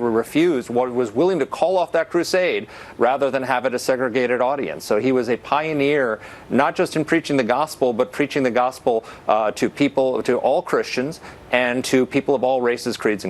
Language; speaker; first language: English; native; English